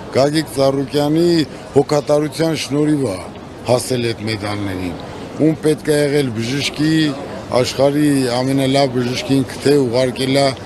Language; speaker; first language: Armenian; native; Armenian